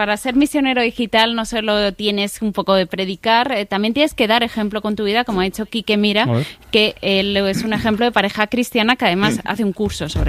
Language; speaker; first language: Spanish; native; Spanish